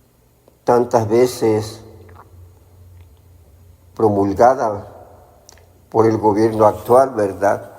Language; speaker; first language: Spanish; native; Spanish